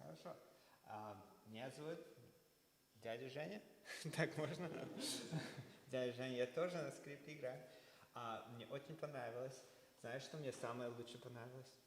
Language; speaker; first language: Russian; early bilingual, heritage; Russian